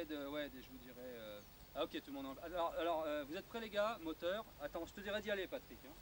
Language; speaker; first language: French; native; French